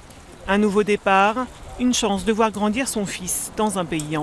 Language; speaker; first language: French; native; French